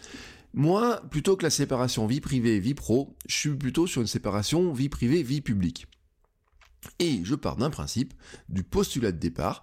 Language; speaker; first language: French; native; French